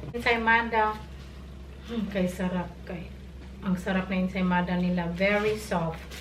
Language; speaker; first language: Filipino; non-native, local second language; Cebuano